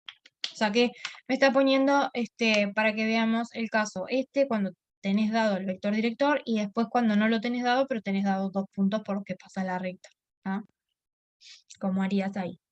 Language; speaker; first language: Spanish; native; Spanish